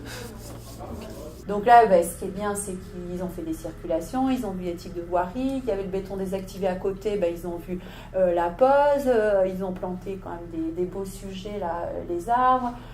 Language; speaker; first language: French; native; French